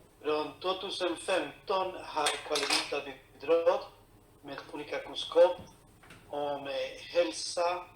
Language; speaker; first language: Swedish; non-native, fluent; Spanish